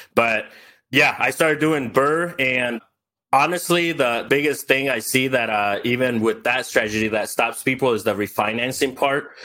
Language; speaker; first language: English; early bilingual, other home language; Spanish